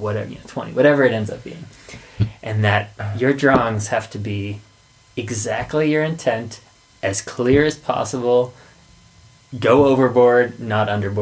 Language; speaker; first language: English; native; English